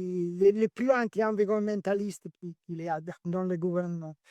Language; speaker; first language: French; non-native, learner; Italian